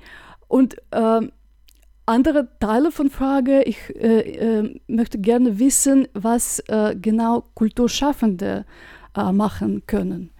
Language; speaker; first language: German; non-native, learner; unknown